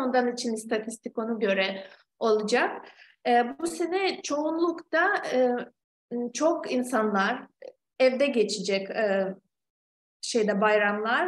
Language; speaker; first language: Turkish; non-native, fluent; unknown